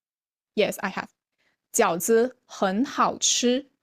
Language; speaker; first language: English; non-native, fluent; Chinese